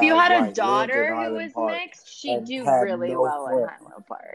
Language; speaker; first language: English; native; English